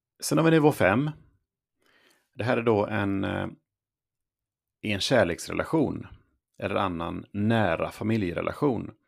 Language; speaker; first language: Swedish; native; Swedish